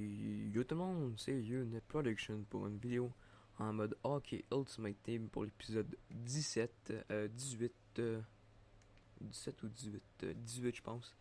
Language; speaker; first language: French; native; French